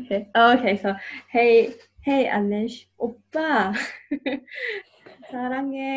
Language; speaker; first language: English; non-native, learner; Japanese